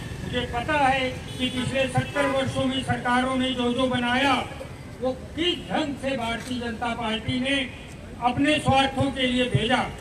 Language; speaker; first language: Hindi; native; Hindi